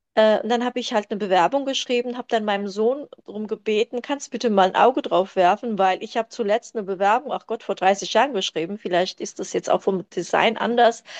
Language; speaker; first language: German; early bilingual, other home language; Turkish